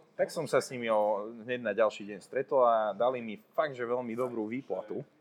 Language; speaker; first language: Slovak; non-native, local second language; Hungarian